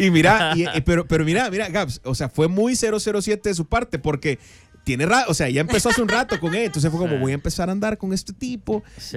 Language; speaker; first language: Spanish; native; Spanish